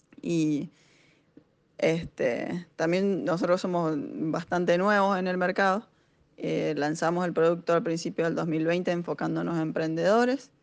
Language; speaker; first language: Spanish; native; Spanish